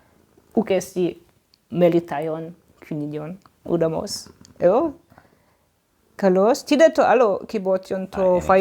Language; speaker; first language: Greek; non-native, fluent; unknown